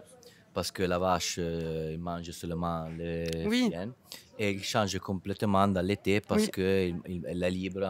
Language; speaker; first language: French; non-native, fluent; Italian